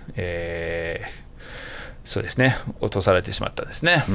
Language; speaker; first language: Japanese; non-native, fluent; English